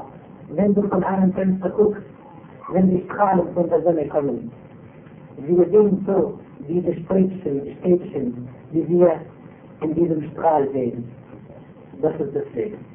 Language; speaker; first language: German; non-native, fluent; Arabic